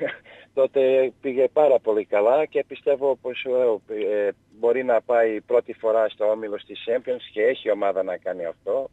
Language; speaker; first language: Greek; non-native, learner; Portuguese